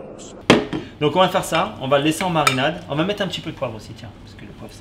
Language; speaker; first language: French; native; French